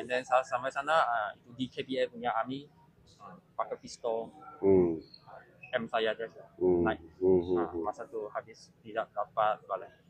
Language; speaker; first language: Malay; non-native, local second language; Chinese